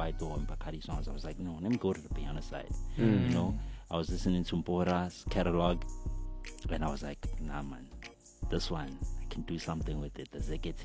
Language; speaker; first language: English; non-native, local second language; Southern Sotho